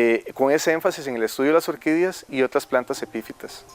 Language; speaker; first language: Spanish; native; Spanish